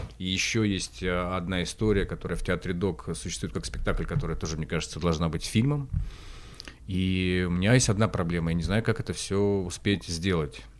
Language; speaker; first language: Russian; native; Russian